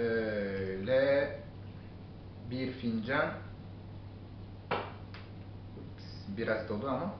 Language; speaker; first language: Turkish; non-native, learner; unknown